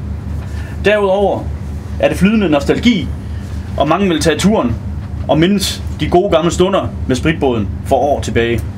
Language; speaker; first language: Danish; native; Danish